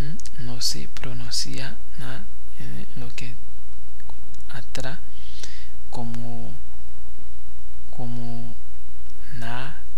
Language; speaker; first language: Spanish; non-native, fluent; Haitian Creole